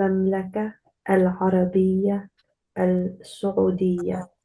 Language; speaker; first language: Arabic; non-native, learner; English